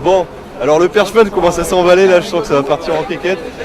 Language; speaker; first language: French; native; French